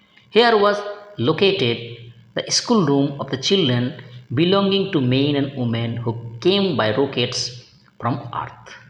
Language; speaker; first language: English; non-native, local second language; Bangla